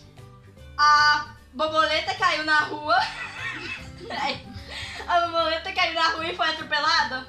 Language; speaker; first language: Portuguese; early bilingual, heritage; Portuguese